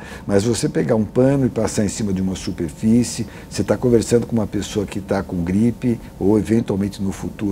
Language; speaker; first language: Portuguese; native; Portuguese